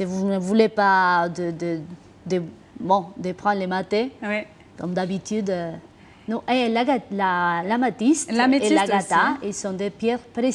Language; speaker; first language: French; non-native, fluent; Spanish